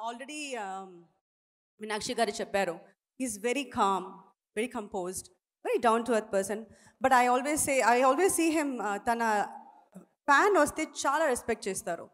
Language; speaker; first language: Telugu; non-native, fluent; Tamil